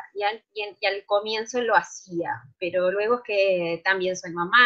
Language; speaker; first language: Spanish; native; Spanish